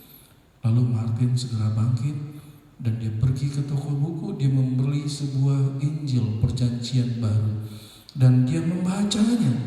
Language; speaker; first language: Indonesian; native; Indonesian